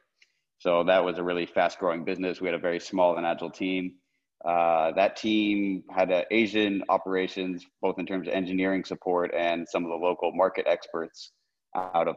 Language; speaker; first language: English; native; English